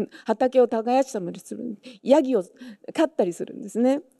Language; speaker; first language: Japanese; native; Japanese